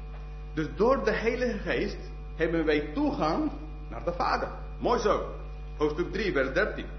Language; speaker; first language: Dutch; non-native, fluent; English